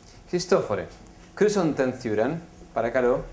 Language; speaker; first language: Greek; non-native, fluent; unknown